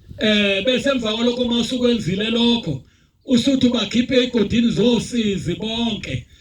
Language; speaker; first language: Zulu; native; Zulu